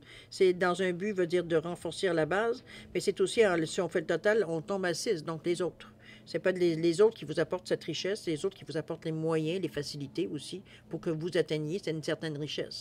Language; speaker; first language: French; native; French